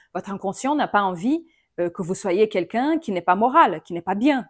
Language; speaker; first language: French; non-native, fluent; Portuguese